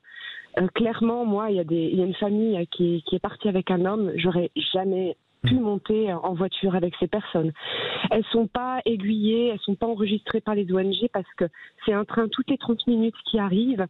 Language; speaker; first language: French; native; French